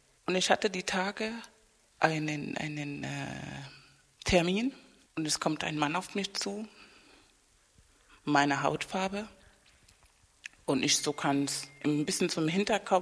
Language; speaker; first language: German; non-native, fluent; Spanish